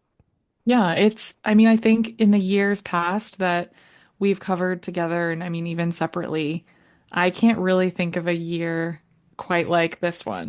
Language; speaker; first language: English; native; English